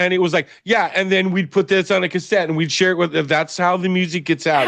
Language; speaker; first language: English; native; English